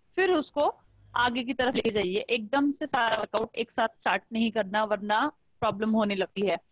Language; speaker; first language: Hindi; native; Hindi